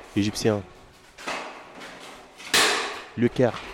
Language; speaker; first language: French; non-native, learner; Arabic